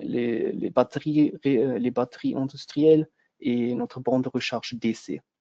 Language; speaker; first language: French; non-native, local second language; German